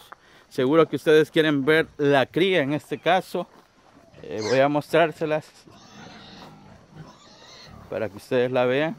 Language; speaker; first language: Spanish; native; Spanish